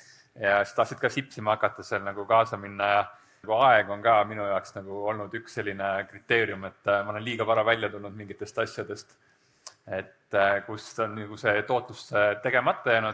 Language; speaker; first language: Estonian; native; Estonian